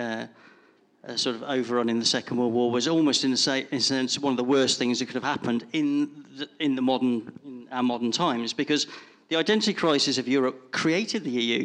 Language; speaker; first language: English; native; English